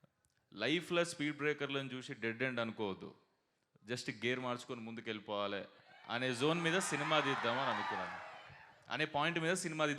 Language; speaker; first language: Telugu; native; Telugu